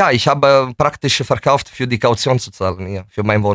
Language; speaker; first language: German; non-native, fluent; Italian